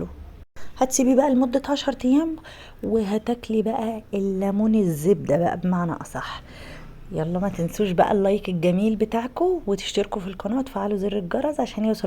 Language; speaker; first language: Arabic; native; Arabic